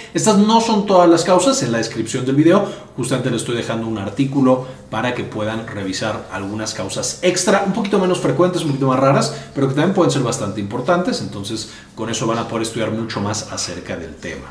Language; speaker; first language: Spanish; native; Spanish